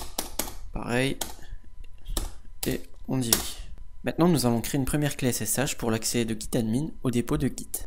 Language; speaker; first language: French; native; French